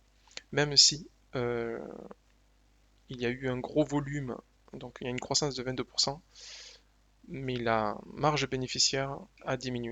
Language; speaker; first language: French; native; French